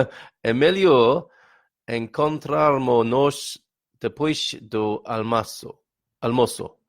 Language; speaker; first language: Portuguese; non-native, learner; English